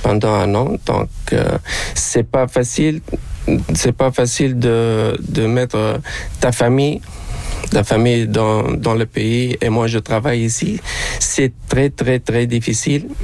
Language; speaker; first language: French; non-native, local second language; Arabic